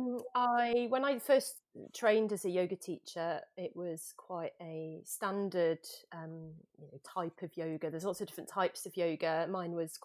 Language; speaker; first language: English; native; English